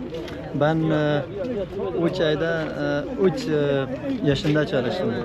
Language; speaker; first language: Turkish; non-native, learner; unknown